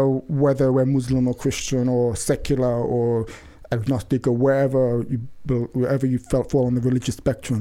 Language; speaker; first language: English; native; English